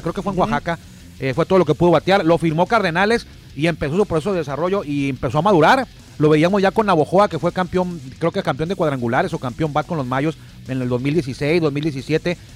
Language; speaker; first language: Spanish; native; Spanish